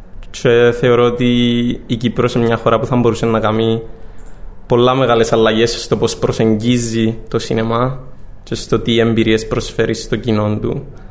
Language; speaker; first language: Greek; native; Greek